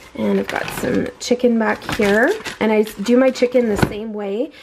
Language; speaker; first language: English; native; English